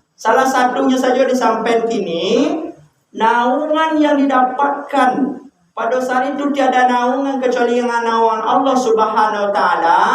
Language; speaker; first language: Malay; non-native, local second language; Minangkabau